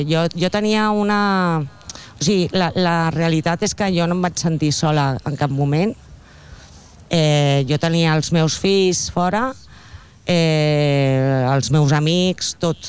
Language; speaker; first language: Catalan; non-native, local second language; Spanish